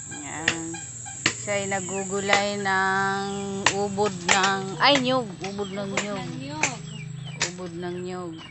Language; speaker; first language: Filipino; native; Filipino